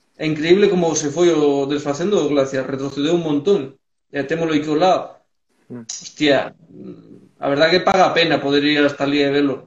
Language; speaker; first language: Galician; early bilingual, heritage; Galician